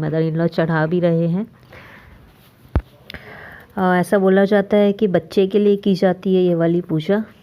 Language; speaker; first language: Hindi; native; Hindi